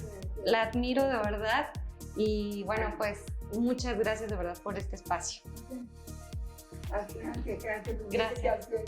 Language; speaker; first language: Spanish; native; Spanish